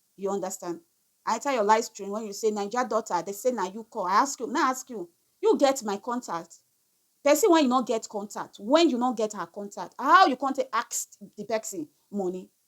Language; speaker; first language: Nigerian Pidgin; non-native, local second language; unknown